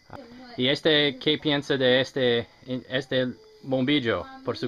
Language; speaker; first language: Spanish; non-native, learner; English